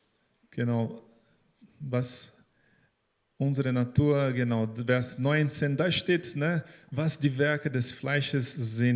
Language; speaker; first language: German; non-native, fluent; Portuguese